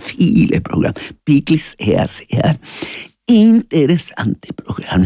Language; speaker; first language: German; non-native, fluent; Spanish